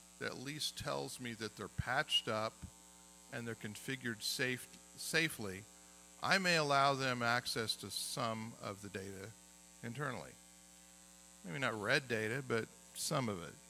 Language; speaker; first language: English; native; English